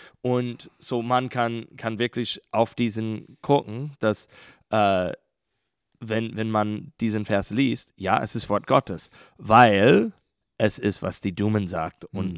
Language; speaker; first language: German; non-native, learner; English